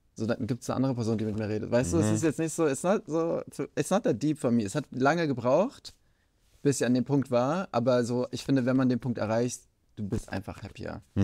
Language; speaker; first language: German; early bilingual, other home language; Kurdish